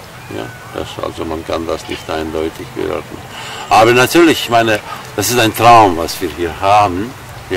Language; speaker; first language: German; non-native, fluent; Armenian